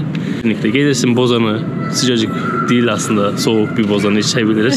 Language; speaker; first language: Turkish; native; Turkish